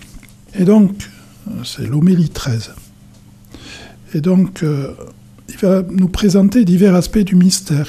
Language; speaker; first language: French; native; French